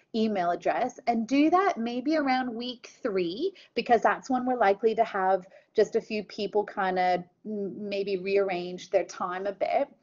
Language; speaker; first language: English; native; English